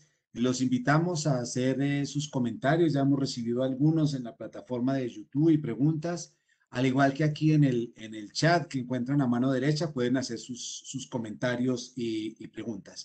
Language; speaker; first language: Spanish; native; Spanish